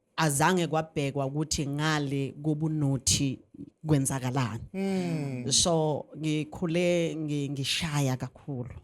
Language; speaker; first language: Zulu; native; Zulu